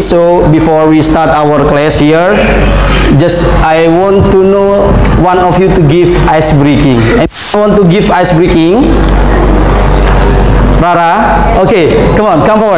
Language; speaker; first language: English; non-native, fluent; Indonesian